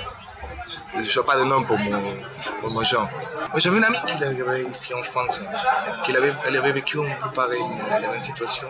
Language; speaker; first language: French; non-native, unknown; Spanish